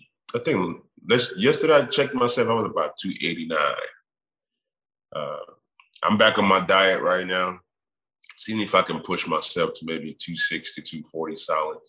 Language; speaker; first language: English; non-native, local second language; Igbo